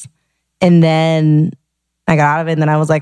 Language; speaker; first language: English; native; English